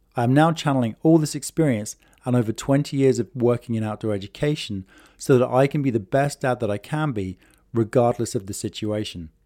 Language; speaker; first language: English; native; English